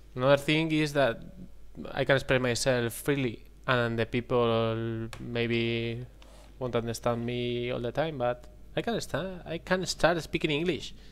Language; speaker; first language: English; non-native, learner; Spanish